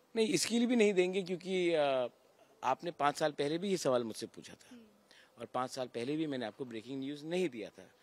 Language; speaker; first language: Hindi; non-native, local second language; Kok Borok